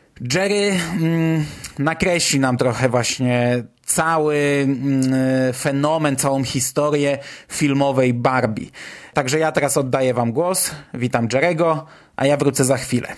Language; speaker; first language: Polish; native; Polish